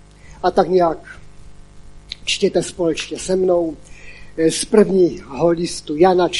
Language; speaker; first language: Czech; non-native, local second language; Polish